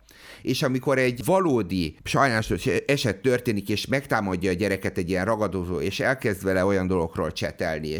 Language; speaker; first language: Hungarian; native; Hungarian